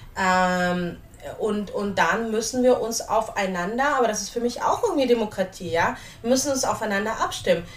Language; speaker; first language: German; early bilingual, other home language; Russian